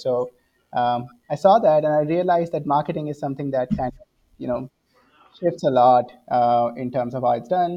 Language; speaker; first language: English; non-native, local second language; Hindi